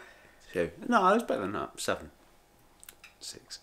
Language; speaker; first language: English; native; English